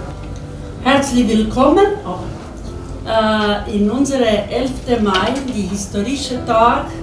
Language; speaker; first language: German; non-native, learner; Albanian